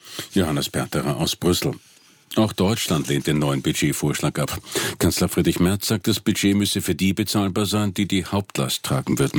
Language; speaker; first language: German; native; German